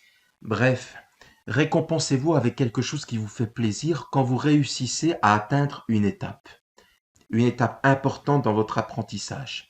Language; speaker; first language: French; native; French